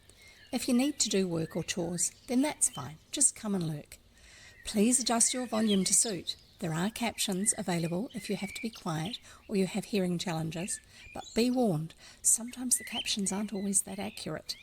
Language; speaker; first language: English; native; English